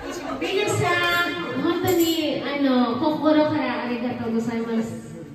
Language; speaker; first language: Japanese; non-native, learner; Filipino